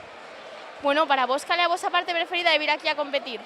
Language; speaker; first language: Galician; native; Galician